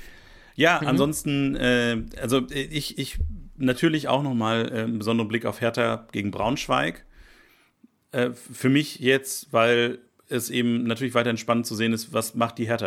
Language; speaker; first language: German; native; German